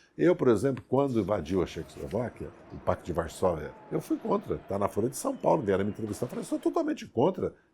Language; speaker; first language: Portuguese; native; Portuguese